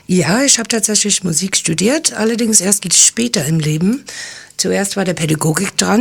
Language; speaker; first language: German; early bilingual, other home language; English